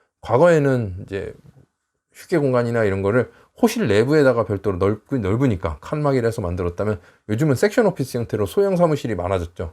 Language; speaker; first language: Korean; native; Korean